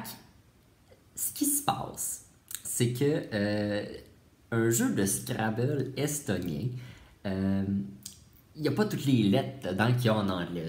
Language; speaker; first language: French; native; French